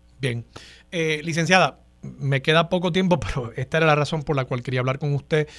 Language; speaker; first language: Spanish; native; Spanish